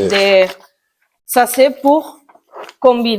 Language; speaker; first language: French; non-native, learner; Spanish